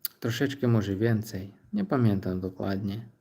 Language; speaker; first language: Polish; non-native, learner; Ukrainian